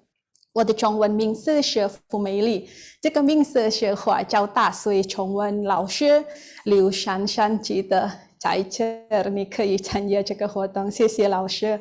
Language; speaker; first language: Chinese; non-native, learner; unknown